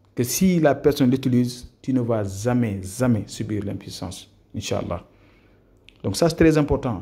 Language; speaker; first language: French; non-native, local second language; Wolof